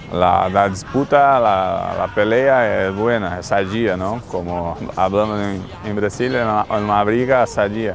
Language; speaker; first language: Spanish; non-native, learner; Portuguese